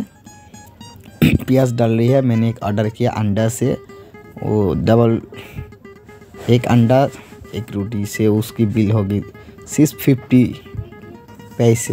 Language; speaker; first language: Hindi; non-native, learner; Bangla